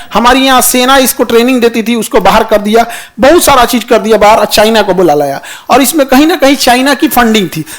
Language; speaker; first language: Hindi; native; Hindi